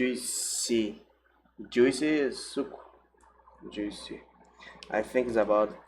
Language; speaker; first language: English; non-native, learner; Portuguese